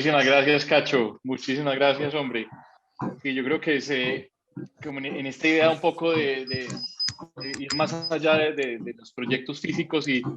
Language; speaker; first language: Spanish; native; Spanish